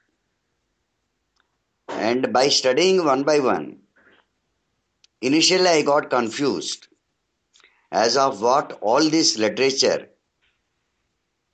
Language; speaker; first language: English; non-native, local second language; Telugu